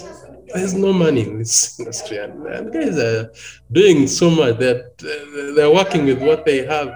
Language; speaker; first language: English; non-native, local second language; Ganda